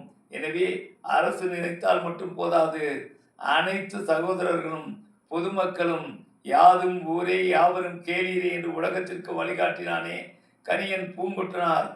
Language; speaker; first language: Tamil; native; Tamil